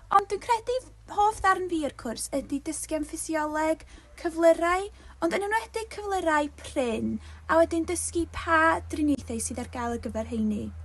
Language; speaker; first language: Welsh; native; Welsh